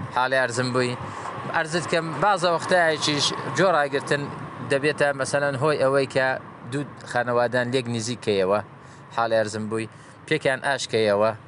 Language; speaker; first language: Central Kurdish; native; Central Kurdish